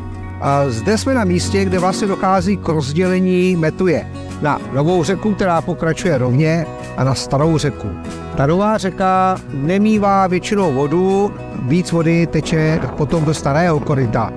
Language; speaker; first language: Czech; native; Czech